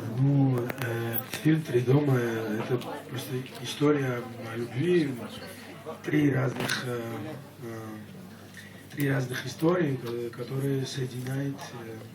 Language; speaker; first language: Russian; non-native, fluent; Georgian